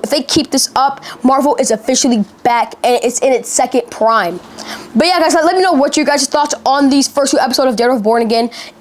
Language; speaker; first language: English; native; English